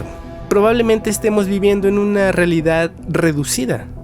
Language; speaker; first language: Spanish; native; Spanish